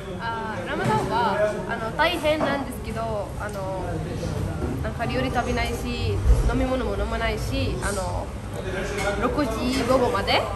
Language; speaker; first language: Japanese; non-native, learner; Arabic